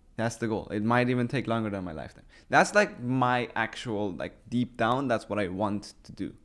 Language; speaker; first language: English; early bilingual, other home language; Persian